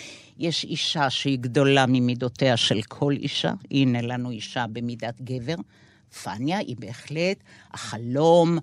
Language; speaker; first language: Hebrew; native; Hebrew